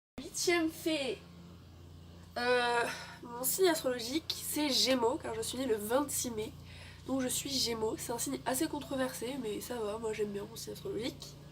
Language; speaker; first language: French; native; French